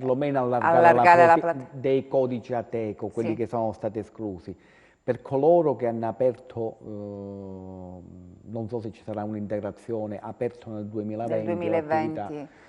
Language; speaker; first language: Italian; native; Italian